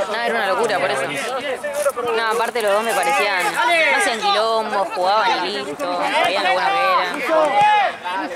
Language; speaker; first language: Spanish; native; Spanish